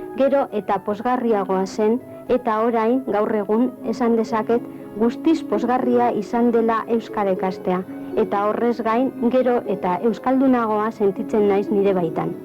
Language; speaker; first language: Basque; early bilingual, other home language; Galician